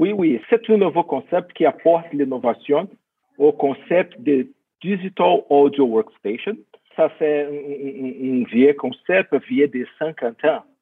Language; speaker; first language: French; non-native, fluent; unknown